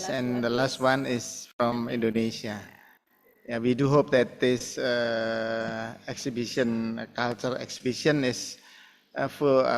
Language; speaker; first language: English; non-native, fluent; Indonesian